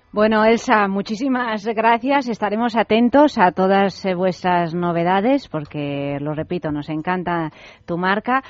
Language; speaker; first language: Spanish; native; Spanish